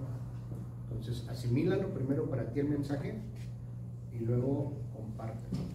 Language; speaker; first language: Spanish; native; Spanish